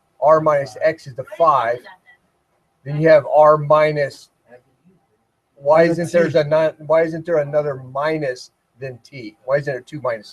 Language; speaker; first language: English; native; English